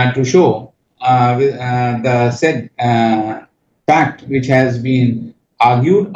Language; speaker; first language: English; non-native, local second language; Hindi